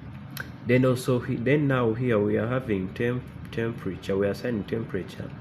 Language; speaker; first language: English; non-native, local second language; Ganda